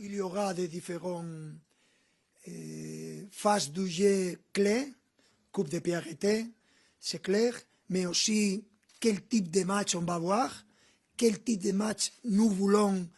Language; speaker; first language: French; non-native, fluent; Spanish